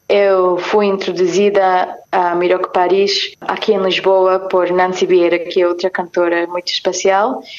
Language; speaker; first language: Portuguese; non-native, fluent; English